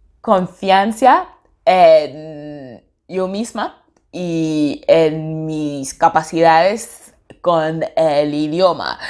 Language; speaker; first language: Spanish; non-native, fluent; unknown